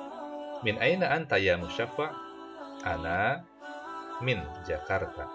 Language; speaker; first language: Arabic; non-native, fluent; Indonesian